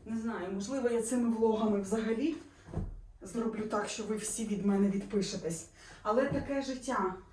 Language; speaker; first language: Ukrainian; non-native, local second language; Russian